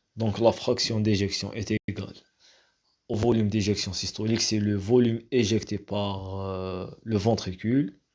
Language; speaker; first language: French; non-native, local second language; Arabic